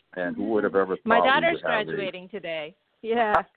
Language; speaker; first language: English; native; English